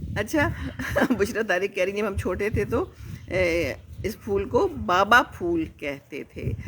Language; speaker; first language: Urdu; native; Urdu